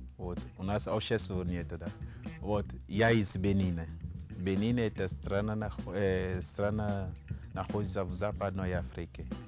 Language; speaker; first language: Russian; non-native, learner; Fon